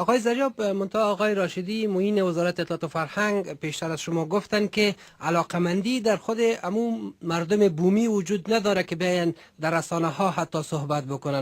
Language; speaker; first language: Persian; native; Persian